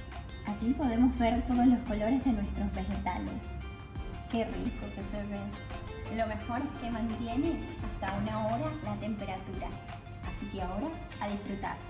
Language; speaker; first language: Spanish; native; Spanish